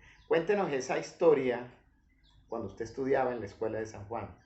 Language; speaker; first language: Spanish; native; Spanish